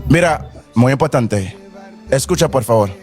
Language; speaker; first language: Spanish; non-native, learner; Haitian Creole